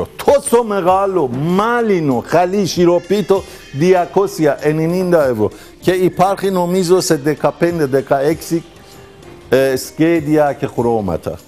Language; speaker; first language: Greek; non-native, learner; Persian